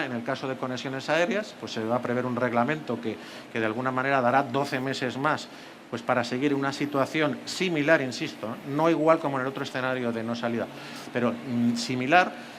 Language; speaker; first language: Spanish; native; Spanish